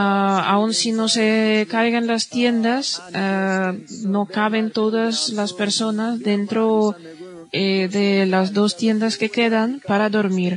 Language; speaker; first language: Spanish; non-native, fluent; Bosnian